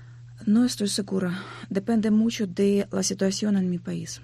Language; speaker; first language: Spanish; non-native, learner; Ukrainian